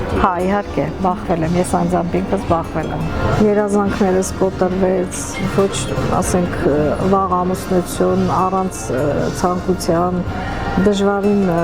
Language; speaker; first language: Armenian; non-native, local second language; Kurdish